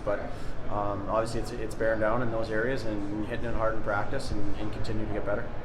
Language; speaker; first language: English; native; English